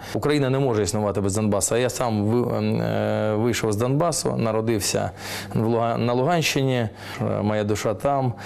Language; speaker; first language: Ukrainian; non-native, local second language; Russian